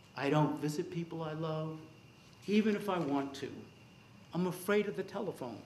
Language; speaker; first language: English; native; English